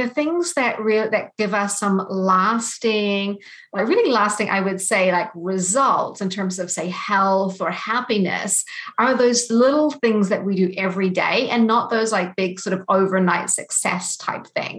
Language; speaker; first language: English; native; English